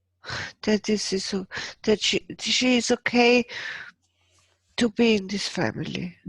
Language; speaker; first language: English; non-native, fluent; German